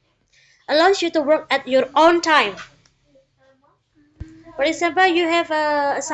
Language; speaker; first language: English; non-native, learner; Indonesian